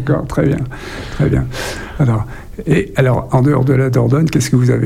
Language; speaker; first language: French; native; French